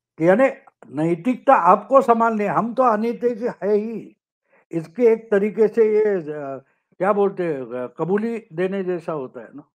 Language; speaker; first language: Hindi; non-native, local second language; Marathi